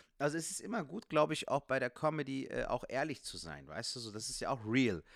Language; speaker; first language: German; native; German